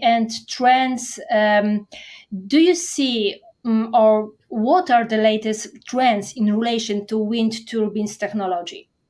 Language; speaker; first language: English; non-native, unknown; Polish